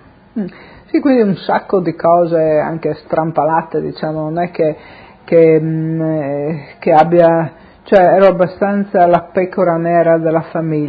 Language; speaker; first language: Italian; native; Italian